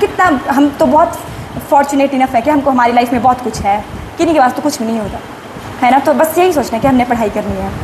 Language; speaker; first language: Hindi; native; Hindi